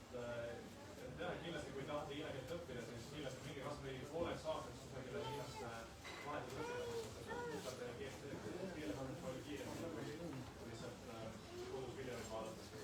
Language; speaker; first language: Estonian; native; Estonian